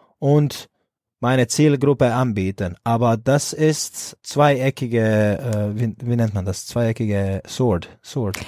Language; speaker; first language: German; non-native, fluent; Croatian